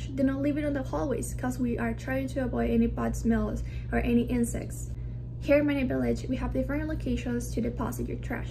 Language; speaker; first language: English; non-native, local second language; Spanish